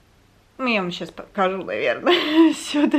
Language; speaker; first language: Russian; native; Russian